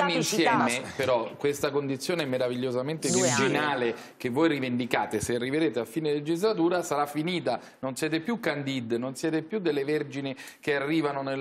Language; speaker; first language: Italian; native; Italian